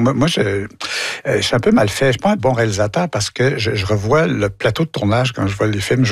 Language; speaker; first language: French; native; French